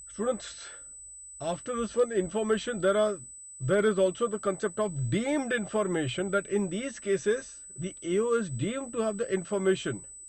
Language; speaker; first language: English; non-native, local second language; Hindi